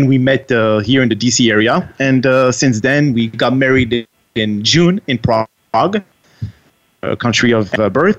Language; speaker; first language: English; non-native, fluent; French